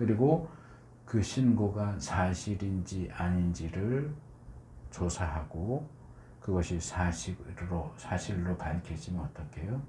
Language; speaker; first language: Korean; native; Korean